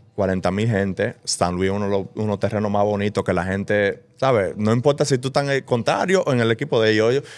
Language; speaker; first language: Spanish; early bilingual, heritage; Spanish